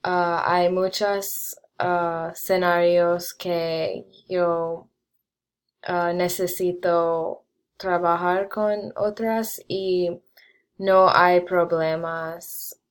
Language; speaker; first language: Spanish; non-native, learner; English